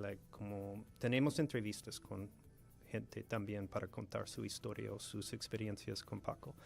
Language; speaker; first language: Spanish; non-native, fluent; English